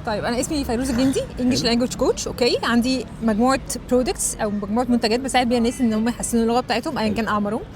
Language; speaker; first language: Arabic; native; Arabic